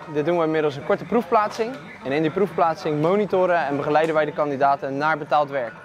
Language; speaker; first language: Dutch; native; Dutch